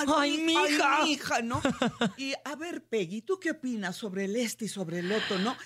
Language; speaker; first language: Spanish; native; Spanish